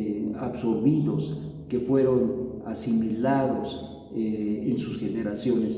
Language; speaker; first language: Spanish; native; Spanish